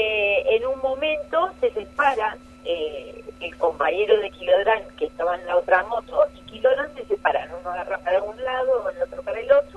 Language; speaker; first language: Spanish; native; Spanish